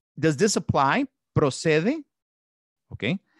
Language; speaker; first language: English; non-native, fluent; Spanish